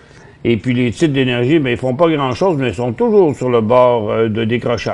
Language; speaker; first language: French; native; French